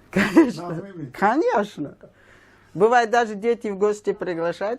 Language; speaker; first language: Russian; non-native, local second language; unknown